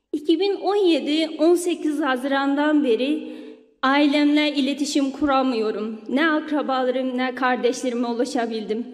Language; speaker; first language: Turkish; non-native, fluent; Uyghur